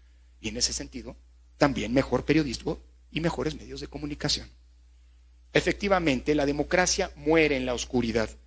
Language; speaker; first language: Spanish; native; Spanish